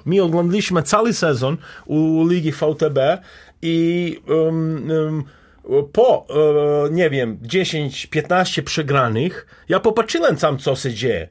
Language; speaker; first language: Polish; non-native, learner; Serbian